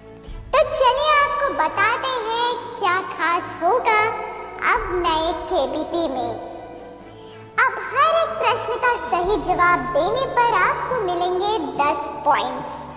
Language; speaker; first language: Hindi; native; Hindi